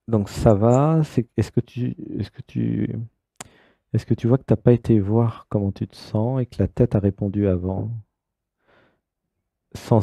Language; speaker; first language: French; native; French